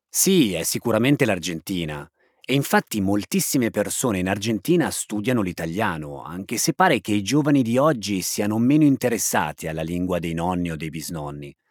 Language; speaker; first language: Italian; native; Italian